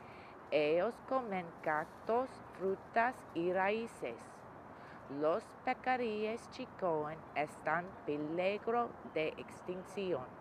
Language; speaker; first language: Spanish; non-native, learner; English